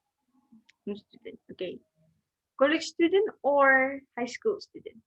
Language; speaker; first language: English; non-native, learner; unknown